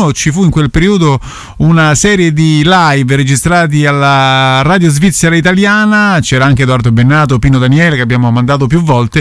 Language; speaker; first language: Italian; native; Italian